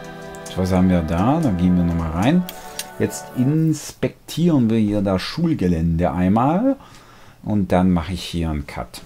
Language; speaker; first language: German; native; German